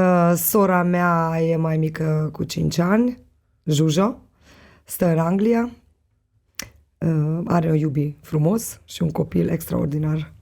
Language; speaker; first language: Romanian; non-native, local second language; Hungarian